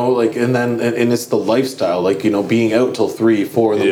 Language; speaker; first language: English; native; English